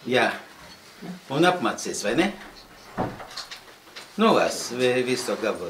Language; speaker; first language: Latvian; non-native, local second language; Russian